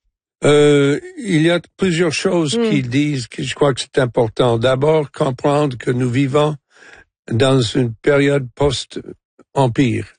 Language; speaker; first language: French; non-native, local second language; English